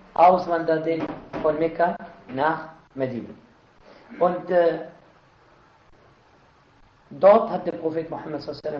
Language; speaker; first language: German; non-native, fluent; Arabic